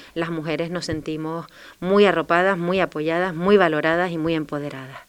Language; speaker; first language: Spanish; native; Spanish